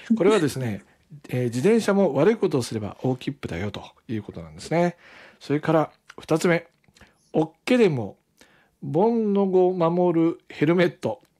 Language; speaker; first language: Japanese; native; Japanese